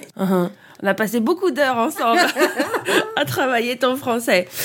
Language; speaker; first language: French; native; French